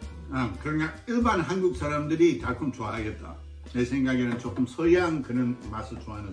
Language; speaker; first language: Korean; non-native, fluent; English